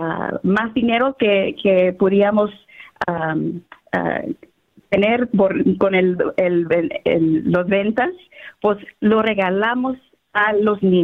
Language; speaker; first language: Spanish; early bilingual, heritage; Spanish